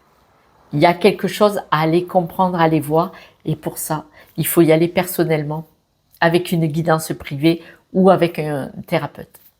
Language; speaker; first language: French; native; French